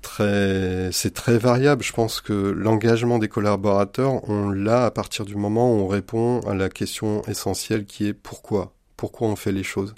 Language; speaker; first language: French; native; French